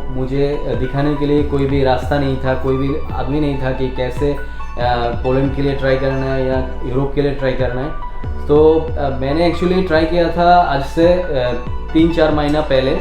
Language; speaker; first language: Hindi; non-native, fluent; Bangla